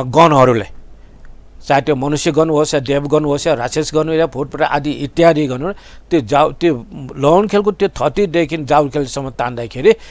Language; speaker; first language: Nepali; non-native, local second language; Newari